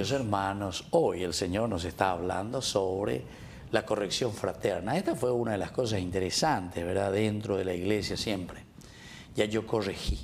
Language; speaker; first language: Spanish; native; Spanish